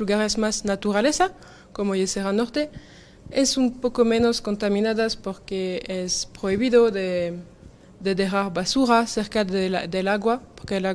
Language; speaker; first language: Spanish; non-native, learner; French